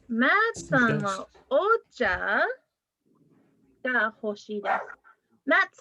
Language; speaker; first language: Japanese; non-native, fluent; English